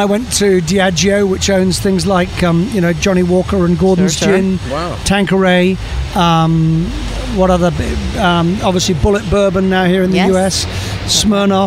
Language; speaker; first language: English; native; English